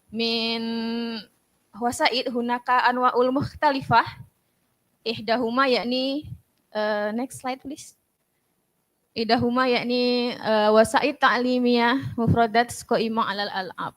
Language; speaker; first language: Arabic; non-native, learner; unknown